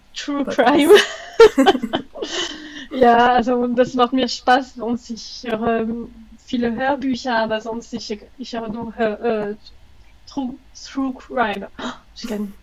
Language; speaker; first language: German; non-native, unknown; French